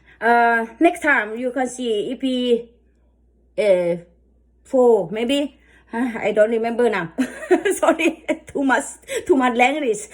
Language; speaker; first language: English; non-native, learner; Thai